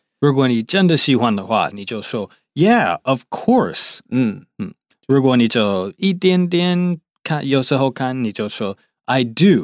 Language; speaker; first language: Chinese; non-native, fluent; English